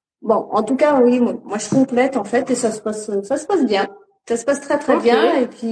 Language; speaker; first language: French; native; French